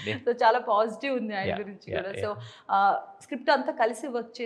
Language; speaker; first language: Telugu; native; Telugu